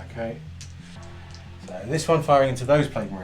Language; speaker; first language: English; native; English